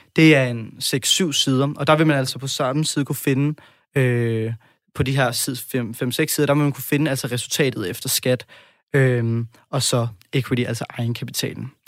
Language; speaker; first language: Danish; native; Danish